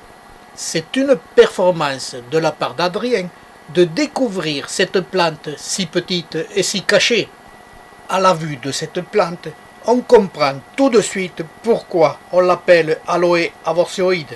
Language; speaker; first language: French; native; French